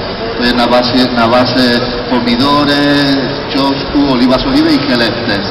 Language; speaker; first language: Polish; non-native, learner; Spanish